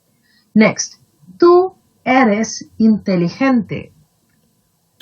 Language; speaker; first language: Spanish; non-native, fluent; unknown